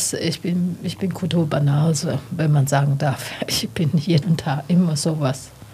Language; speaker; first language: German; non-native, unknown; Chinese